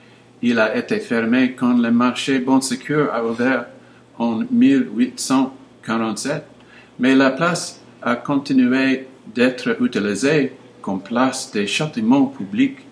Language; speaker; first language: French; non-native, learner; English